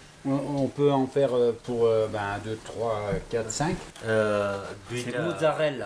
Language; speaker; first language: French; native; French